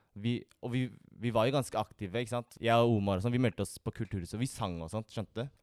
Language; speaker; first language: Norwegian; early bilingual, other home language; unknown